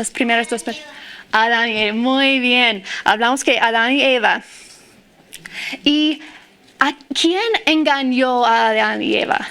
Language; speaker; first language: Spanish; non-native, fluent; English